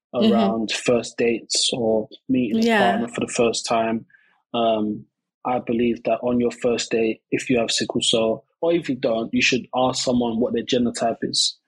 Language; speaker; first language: English; native; English